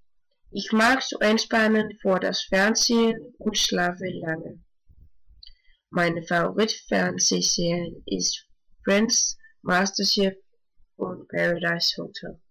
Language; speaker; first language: German; non-native, learner; Danish